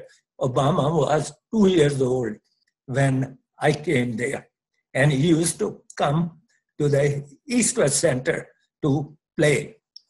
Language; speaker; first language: English; non-native, local second language; Punjabi